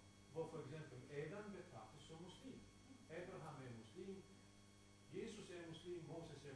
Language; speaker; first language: Danish; non-native, fluent; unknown